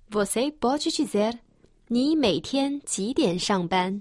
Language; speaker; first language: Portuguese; non-native, fluent; Chinese